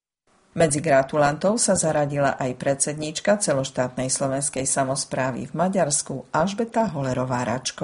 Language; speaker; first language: Slovak; early bilingual, heritage; Slovak